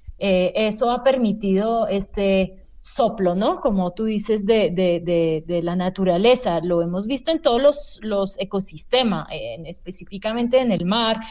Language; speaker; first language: Spanish; non-native, fluent; French